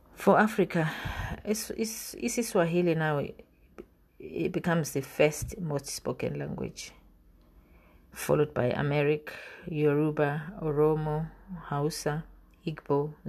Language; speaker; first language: English; non-native, local second language; North Ndebele